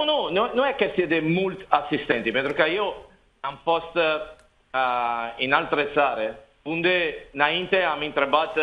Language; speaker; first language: Romanian; non-native, fluent; Italian